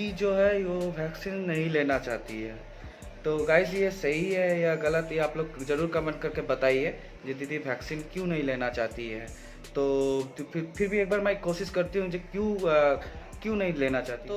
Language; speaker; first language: Hindi; native; Hindi